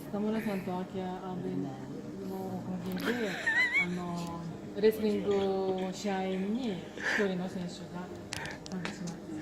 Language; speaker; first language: Japanese; non-native, fluent; Russian